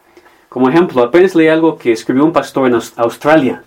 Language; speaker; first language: Spanish; non-native, fluent; English